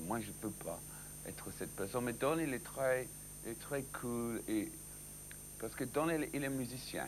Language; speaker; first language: French; non-native, learner; English